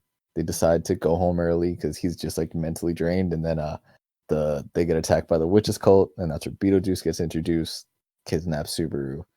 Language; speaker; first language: English; native; English